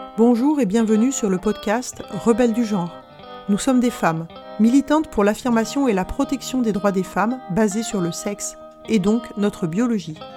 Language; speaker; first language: French; native; French